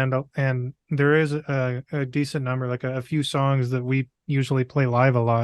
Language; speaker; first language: English; native; English